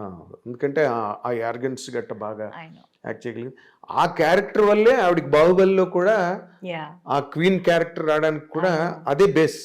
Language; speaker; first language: Telugu; native; Telugu